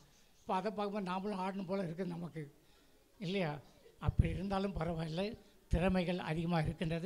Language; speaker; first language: Tamil; native; Tamil